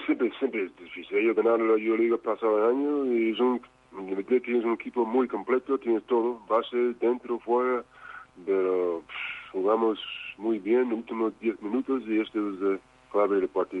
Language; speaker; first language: Spanish; non-native, fluent; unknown